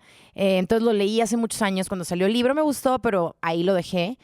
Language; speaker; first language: Spanish; native; Spanish